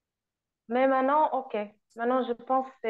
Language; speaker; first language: French; non-native, learner; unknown